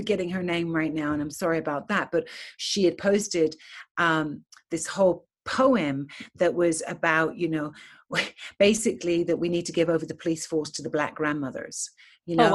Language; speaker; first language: English; native; English